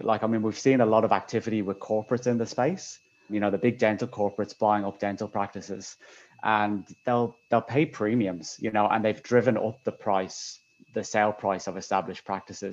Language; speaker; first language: English; native; English